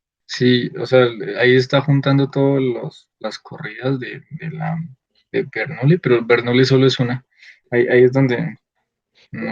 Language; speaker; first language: Spanish; native; Spanish